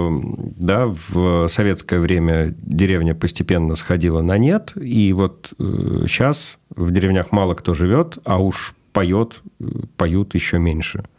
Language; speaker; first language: Russian; native; Russian